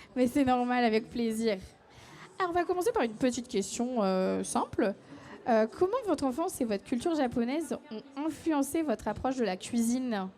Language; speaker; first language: French; native; French